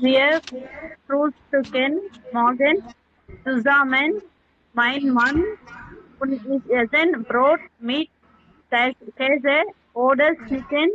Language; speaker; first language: German; non-native, learner; Tamil